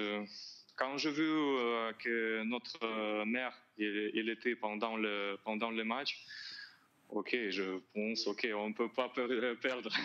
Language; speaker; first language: French; non-native, learner; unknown